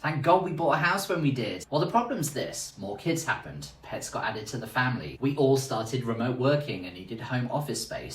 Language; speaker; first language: English; native; English